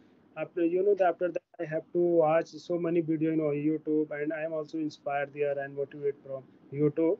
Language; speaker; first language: English; non-native, learner; Hindi